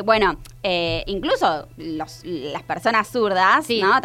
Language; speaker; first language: Spanish; native; Spanish